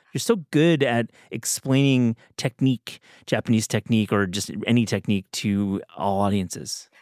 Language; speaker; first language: English; native; English